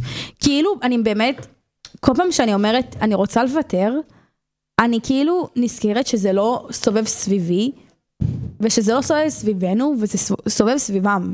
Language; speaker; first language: Hebrew; native; Hebrew